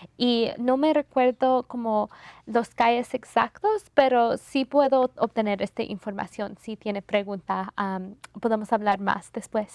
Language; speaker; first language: Spanish; non-native, fluent; English